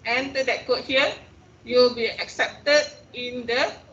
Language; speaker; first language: English; non-native, local second language; Malay